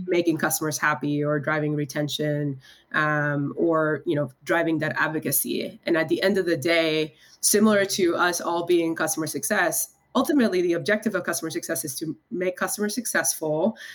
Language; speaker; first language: English; early bilingual, other home language; Spanish